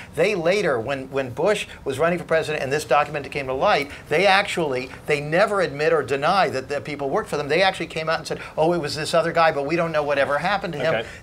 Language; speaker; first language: English; native; English